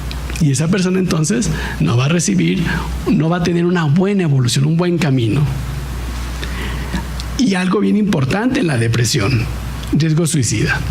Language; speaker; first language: Spanish; native; Spanish